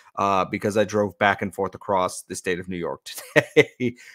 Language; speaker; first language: English; native; English